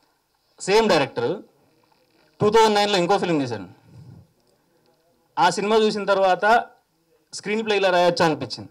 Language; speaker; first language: Telugu; native; Telugu